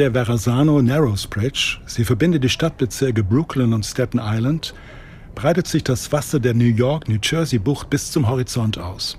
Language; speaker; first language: German; native; German